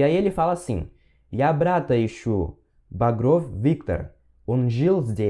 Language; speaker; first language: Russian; non-native, fluent; Portuguese